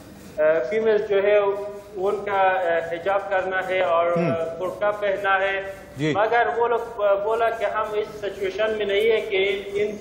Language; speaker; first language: Hindi; non-native, learner; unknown